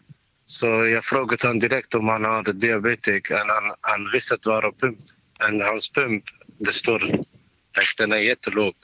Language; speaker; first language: Swedish; non-native, learner; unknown